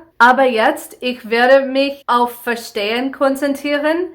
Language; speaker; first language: German; non-native, fluent; Telugu